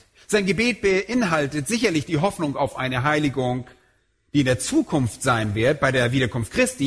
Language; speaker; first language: German; native; German